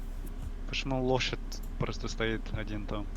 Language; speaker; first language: Russian; non-native, learner; English